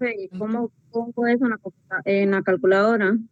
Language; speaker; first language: Spanish; native; Spanish